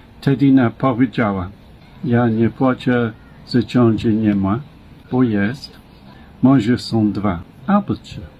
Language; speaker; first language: Polish; non-native, learner; English